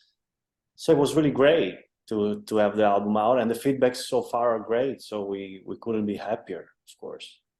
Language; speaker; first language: English; non-native, fluent; Italian